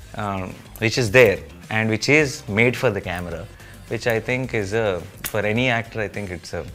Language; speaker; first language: English; non-native, local second language; Telugu